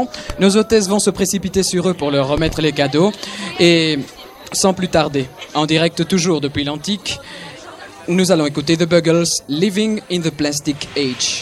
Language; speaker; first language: French; native; French